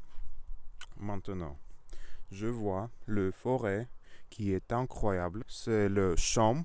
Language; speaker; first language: French; non-native, learner; Russian